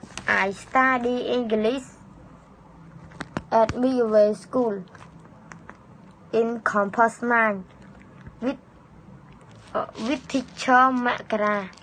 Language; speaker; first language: English; non-native, learner; Khmer